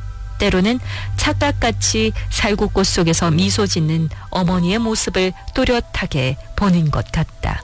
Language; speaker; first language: Korean; native; Korean